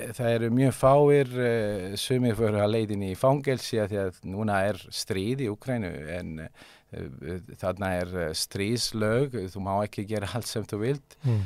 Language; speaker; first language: Icelandic; non-native, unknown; Italian